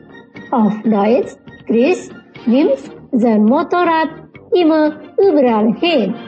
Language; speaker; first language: German; non-native, fluent; Indonesian